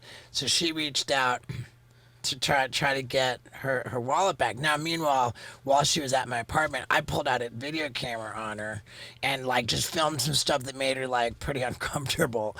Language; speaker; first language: English; native; English